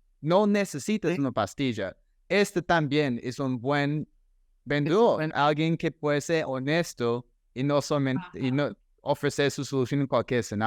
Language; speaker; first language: Spanish; non-native, fluent; English